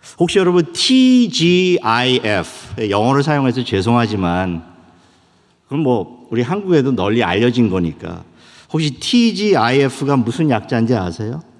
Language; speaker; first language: Korean; native; Korean